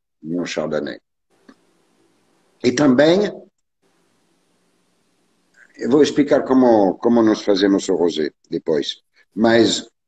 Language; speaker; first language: Portuguese; non-native, learner; French